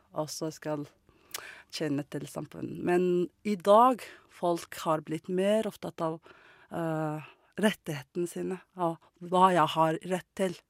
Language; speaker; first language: Norwegian; non-native, learner; Mongolian